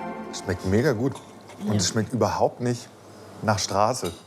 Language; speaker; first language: German; native; German